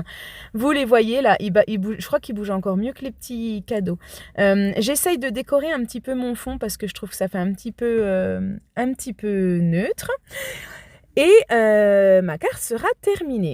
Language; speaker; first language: French; native; French